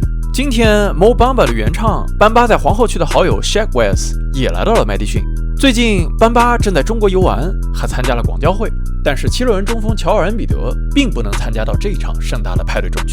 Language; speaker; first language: Chinese; native; Chinese